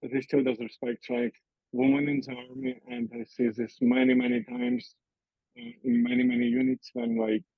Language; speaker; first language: English; non-native, fluent; Ukrainian